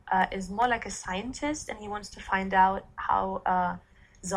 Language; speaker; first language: English; non-native, fluent; German